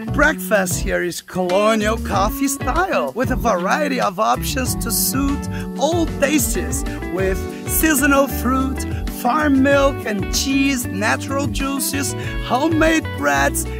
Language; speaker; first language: English; non-native, fluent; Portuguese